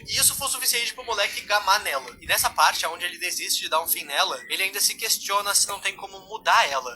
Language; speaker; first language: Portuguese; native; Portuguese